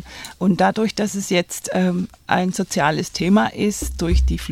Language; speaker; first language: German; non-native, fluent; Spanish